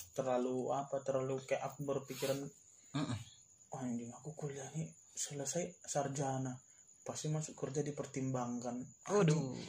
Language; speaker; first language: Indonesian; native; Indonesian